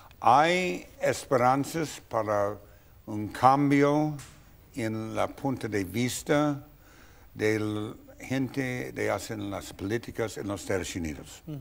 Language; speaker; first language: Spanish; non-native, fluent; English